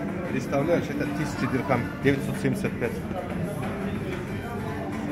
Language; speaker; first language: Russian; non-native, learner; Turkish